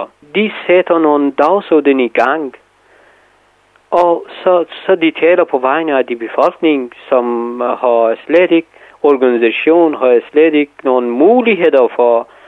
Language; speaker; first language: Danish; non-native, fluent; Persian